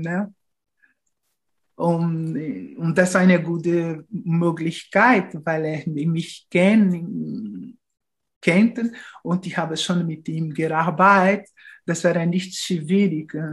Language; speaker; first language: German; non-native, fluent; Portuguese